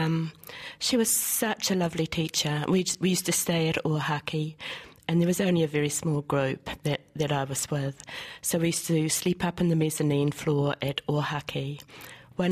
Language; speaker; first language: English; native; English